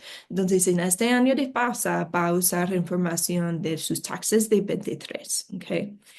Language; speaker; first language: Spanish; non-native, fluent; English